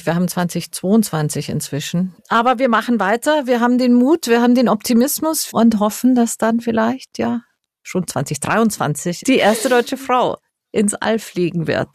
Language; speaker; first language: German; native; German